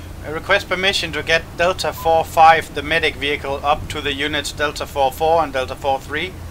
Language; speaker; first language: English; non-native, fluent; Danish